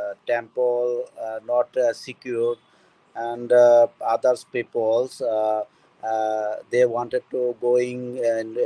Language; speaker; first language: English; non-native, learner; Bangla